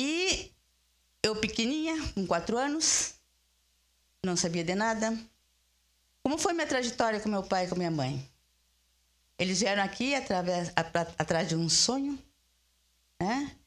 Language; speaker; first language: Portuguese; early bilingual, other home language; Spanish